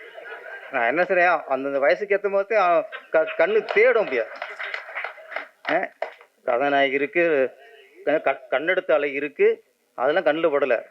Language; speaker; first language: Tamil; native; Tamil